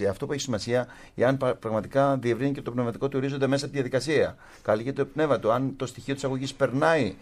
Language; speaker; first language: Greek; native; Greek